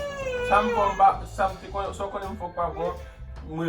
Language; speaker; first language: French; non-native, local second language; Haitian Creole